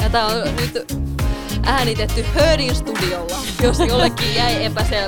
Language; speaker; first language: Finnish; native; Finnish